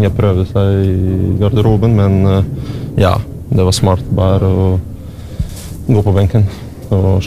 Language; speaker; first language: Norwegian; non-native, learner; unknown